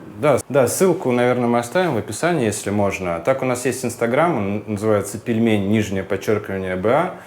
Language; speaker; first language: Russian; native; Russian